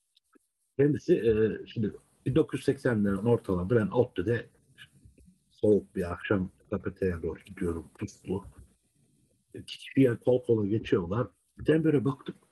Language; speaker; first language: Turkish; native; Turkish